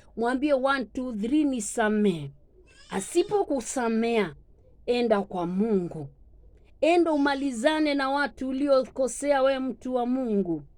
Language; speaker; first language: Swahili; non-native, local second language; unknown